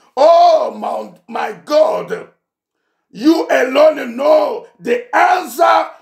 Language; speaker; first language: English; non-native, fluent; Ewe